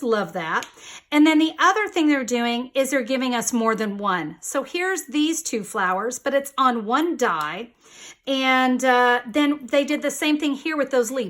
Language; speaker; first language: English; native; English